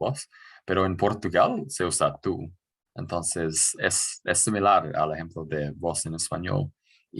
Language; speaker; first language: Spanish; non-native, fluent; English